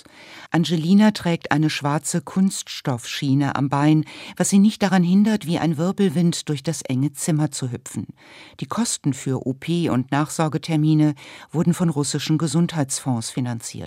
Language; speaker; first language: German; native; German